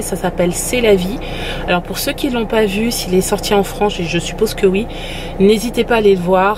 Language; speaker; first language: French; native; French